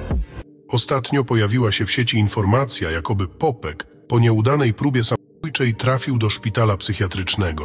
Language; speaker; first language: Polish; native; Polish